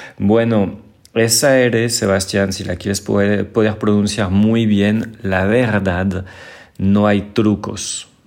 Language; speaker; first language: Spanish; non-native, fluent; French